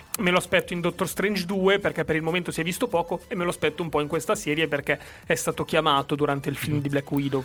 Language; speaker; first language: Italian; native; Italian